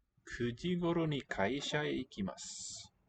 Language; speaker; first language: Japanese; non-native, learner; English